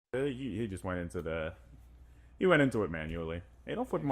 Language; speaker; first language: English; native; English